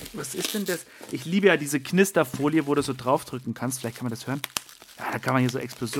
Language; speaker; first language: German; native; German